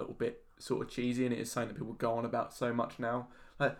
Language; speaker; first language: English; native; English